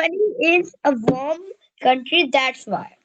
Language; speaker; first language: English; non-native, learner; Hindi